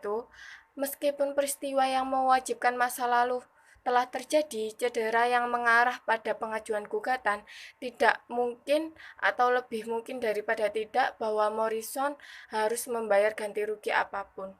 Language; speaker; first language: Indonesian; native; Indonesian